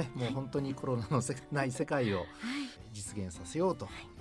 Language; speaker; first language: Japanese; native; Japanese